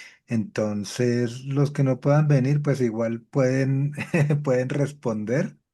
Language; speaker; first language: Spanish; native; Spanish